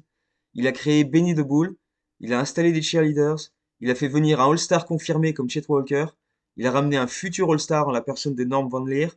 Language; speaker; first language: French; native; French